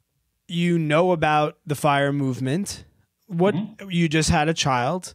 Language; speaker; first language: English; native; English